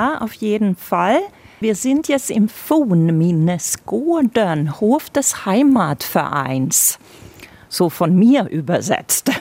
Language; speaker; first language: German; non-native, fluent; Swedish